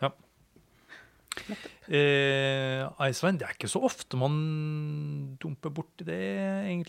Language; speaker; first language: Norwegian; native; Norwegian